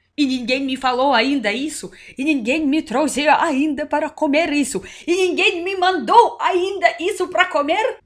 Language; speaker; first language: Portuguese; non-native, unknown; Russian